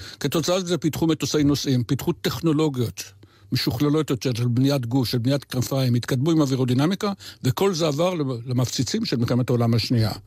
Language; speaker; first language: Hebrew; native; Hebrew